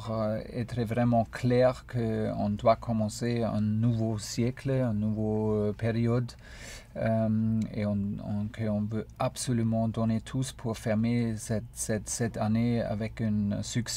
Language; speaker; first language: French; non-native, fluent; German